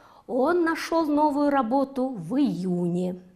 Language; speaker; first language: Russian; non-native, fluent; Mongolian